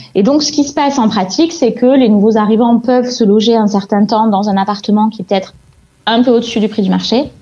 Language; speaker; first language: French; native; French